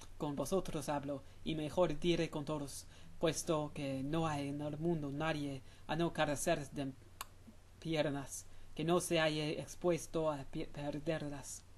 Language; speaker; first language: Spanish; non-native, fluent; English